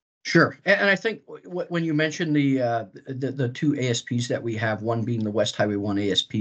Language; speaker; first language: English; native; English